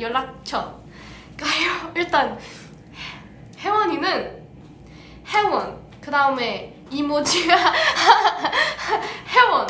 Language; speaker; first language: Korean; early bilingual, heritage; English